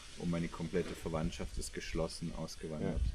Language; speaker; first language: German; early bilingual, other home language; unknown